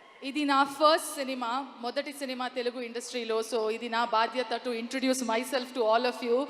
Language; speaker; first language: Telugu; non-native, learner; Tulu